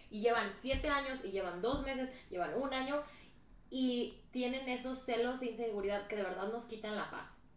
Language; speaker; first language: Spanish; early bilingual, heritage; Spanish